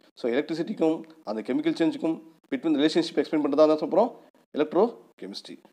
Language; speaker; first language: English; non-native, local second language; Tamil